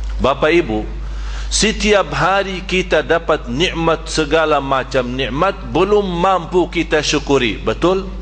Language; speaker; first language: Malay; non-native, fluent; Arabic